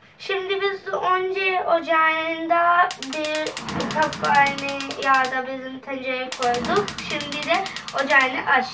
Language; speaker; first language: Turkish; non-native, learner; Urdu